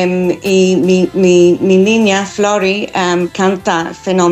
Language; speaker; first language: Spanish; non-native, fluent; English